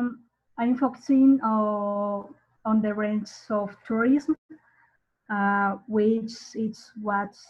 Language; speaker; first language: English; non-native, learner; Spanish